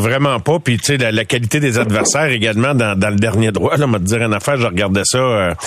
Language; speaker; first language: French; native; French